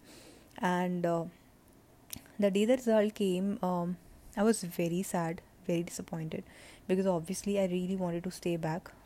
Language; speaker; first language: English; non-native, local second language; Hindi